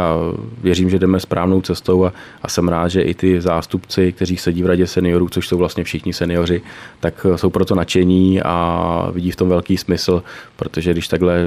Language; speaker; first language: Czech; native; Czech